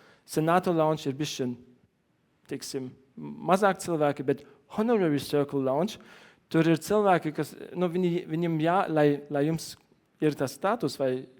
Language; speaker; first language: Latvian; non-native, learner; German